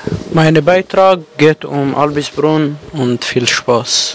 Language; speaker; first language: German; non-native, learner; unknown